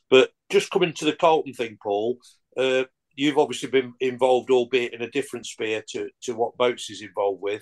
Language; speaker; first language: English; native; English